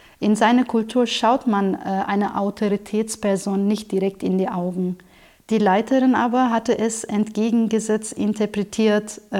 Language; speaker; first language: German; non-native, fluent; Turkish